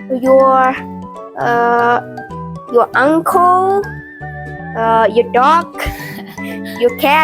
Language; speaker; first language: English; non-native, learner; Thai